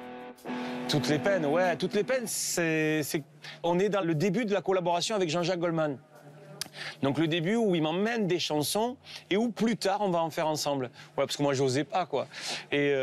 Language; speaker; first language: French; native; French